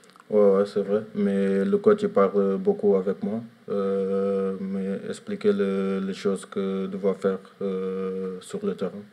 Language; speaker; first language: French; non-native, learner; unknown